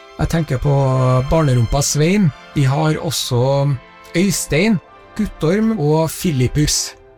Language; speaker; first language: Norwegian; native; Norwegian